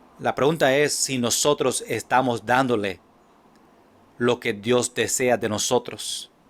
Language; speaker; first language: Spanish; non-native, fluent; English